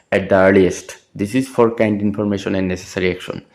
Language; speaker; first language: English; non-native, local second language; Assamese